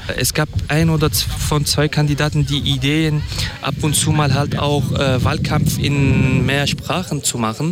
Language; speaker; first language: German; non-native, fluent; Kurdish